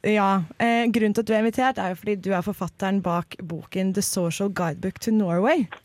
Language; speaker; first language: Norwegian; native; Norwegian